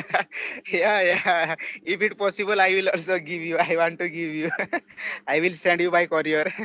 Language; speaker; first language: English; non-native, learner; Odia